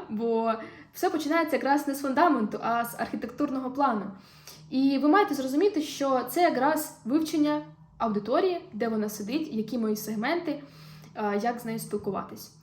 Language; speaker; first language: Ukrainian; non-native, local second language; Russian